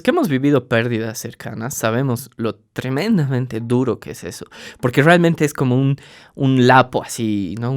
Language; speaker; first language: Spanish; native; Spanish